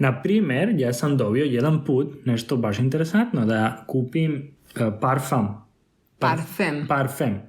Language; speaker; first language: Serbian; non-native, fluent; Spanish